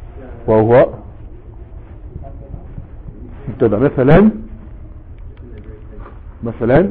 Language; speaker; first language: Arabic; non-native, fluent; French